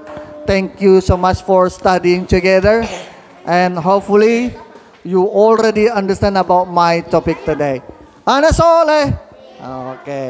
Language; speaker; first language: English; non-native, fluent; Indonesian